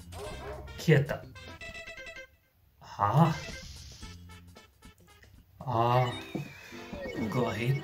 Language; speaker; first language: Japanese; non-native, learner; English